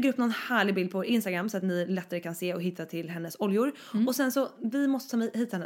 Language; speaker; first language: Swedish; native; Swedish